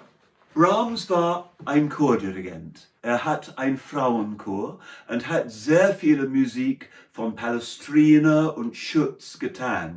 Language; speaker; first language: German; non-native, learner; English